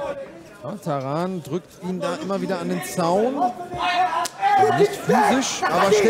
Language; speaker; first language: German; native; German